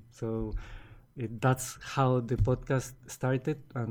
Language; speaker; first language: English; non-native, fluent; Spanish